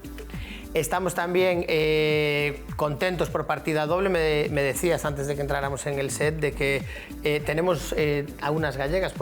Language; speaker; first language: Spanish; native; Spanish